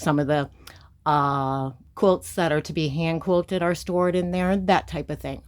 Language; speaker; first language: English; native; English